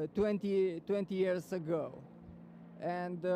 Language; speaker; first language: English; non-native, fluent; Romanian